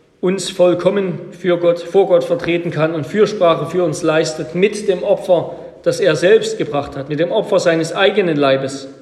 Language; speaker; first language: German; native; German